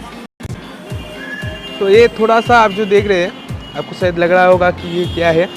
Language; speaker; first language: Hindi; non-native, local second language; Bangla